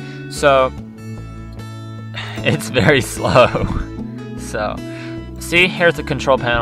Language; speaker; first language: English; native; English